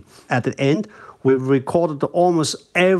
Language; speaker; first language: English; non-native, fluent; Chinese